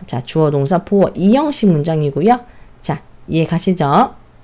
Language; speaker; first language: Korean; native; Korean